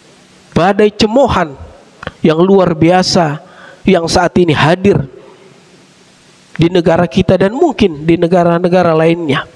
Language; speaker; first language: Indonesian; native; Indonesian